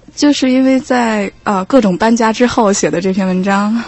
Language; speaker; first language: Chinese; non-native, fluent; Korean